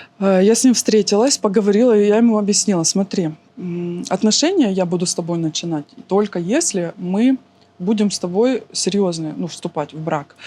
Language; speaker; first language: Russian; native; Russian